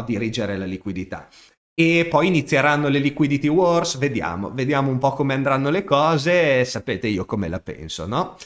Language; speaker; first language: Italian; native; Italian